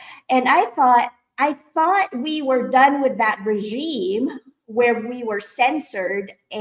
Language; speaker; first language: English; non-native, local second language; Filipino